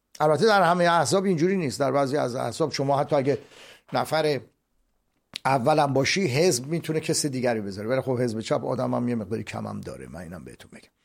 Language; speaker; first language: Persian; native; Persian